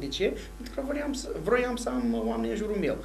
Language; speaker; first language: Romanian; non-native, fluent; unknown